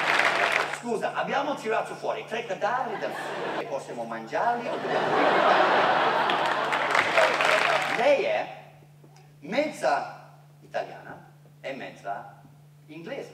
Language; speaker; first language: Italian; non-native, fluent; English